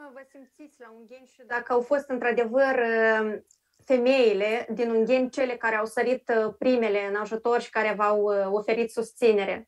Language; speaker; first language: Romanian; native; Romanian